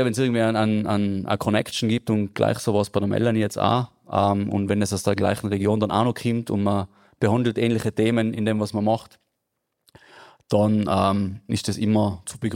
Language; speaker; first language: German; native; German